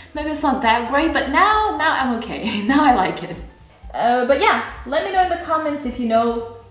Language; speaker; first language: English; non-native, fluent; Russian